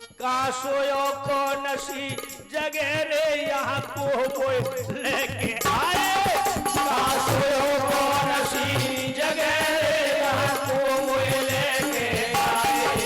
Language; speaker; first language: Hindi; native; Hindi